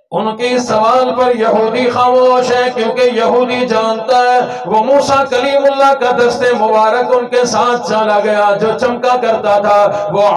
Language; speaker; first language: Urdu; non-native, local second language; Saraiki